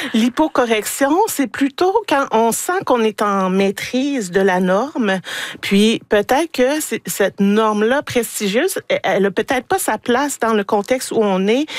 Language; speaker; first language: French; native; French